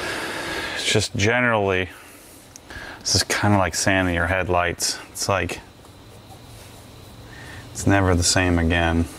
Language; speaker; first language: English; native; English